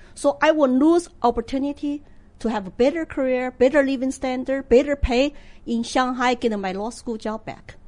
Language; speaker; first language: English; non-native, fluent; Chinese